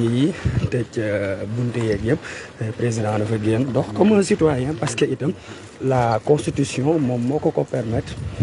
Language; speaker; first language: French; non-native, local second language; Wolof